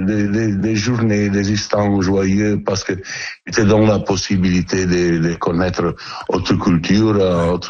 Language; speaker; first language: French; non-native, learner; Italian